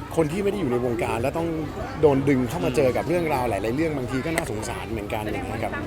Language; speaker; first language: Thai; early bilingual, heritage; Danish